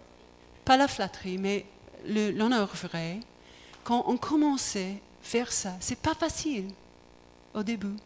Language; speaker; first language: French; non-native, learner; English